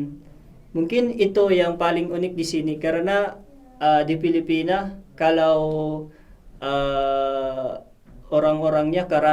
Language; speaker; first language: Indonesian; non-native, fluent; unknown